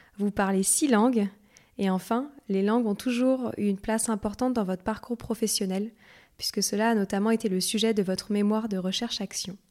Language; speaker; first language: French; native; French